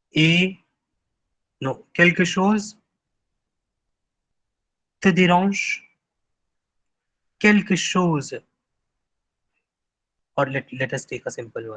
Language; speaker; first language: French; non-native, fluent; Hindi